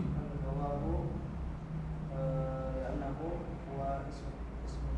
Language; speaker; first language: Arabic; non-native, learner; Indonesian